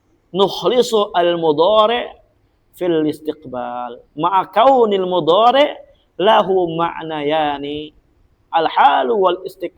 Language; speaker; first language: Arabic; non-native, fluent; Indonesian